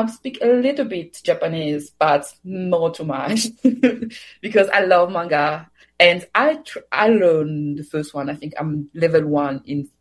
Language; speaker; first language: English; non-native, fluent; Swahili